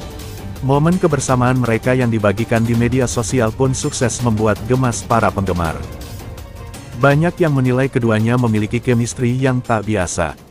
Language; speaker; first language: Indonesian; native; Indonesian